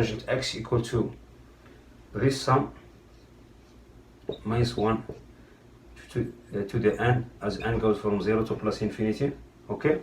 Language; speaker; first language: English; non-native, fluent; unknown